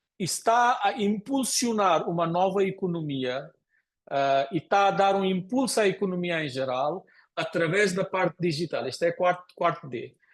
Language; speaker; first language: Portuguese; non-native, fluent; Konkani